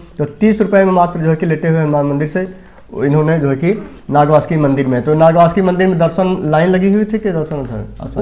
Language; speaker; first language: Hindi; native; Hindi